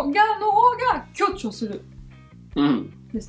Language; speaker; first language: Japanese; non-native, fluent; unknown